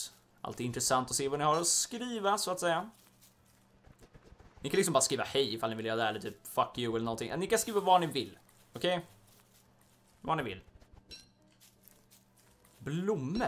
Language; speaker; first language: Swedish; native; Swedish